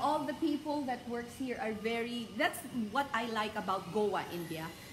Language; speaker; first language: English; non-native, local second language; Filipino